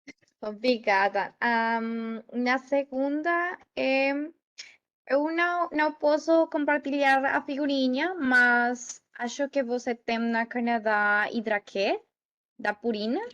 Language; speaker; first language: Portuguese; non-native, learner; Spanish